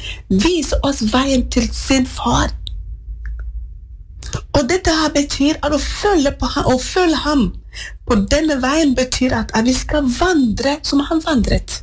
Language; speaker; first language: Norwegian; non-native, fluent; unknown